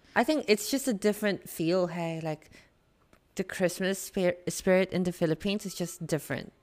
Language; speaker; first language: English; non-native, local second language; Filipino